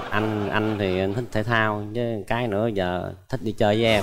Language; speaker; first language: Vietnamese; native; Vietnamese